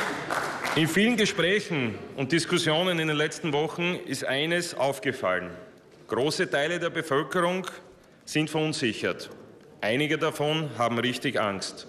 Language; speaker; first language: German; native; German